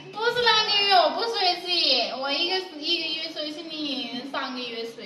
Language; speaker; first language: Chinese; non-native, learner; Nepali